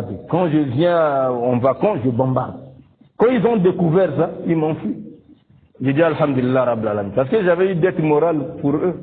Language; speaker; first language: French; non-native, local second language; Lingala